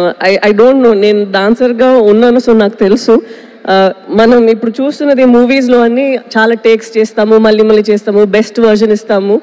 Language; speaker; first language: Telugu; non-native, local second language; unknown